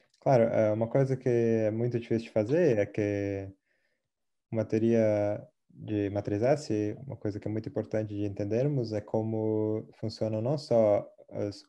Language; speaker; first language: Portuguese; native; Portuguese